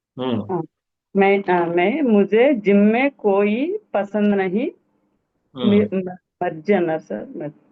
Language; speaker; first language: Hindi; non-native, learner; Telugu